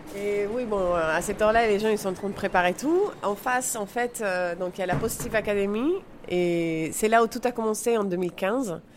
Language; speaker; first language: French; non-native, fluent; Spanish